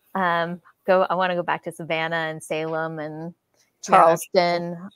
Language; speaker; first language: English; native; English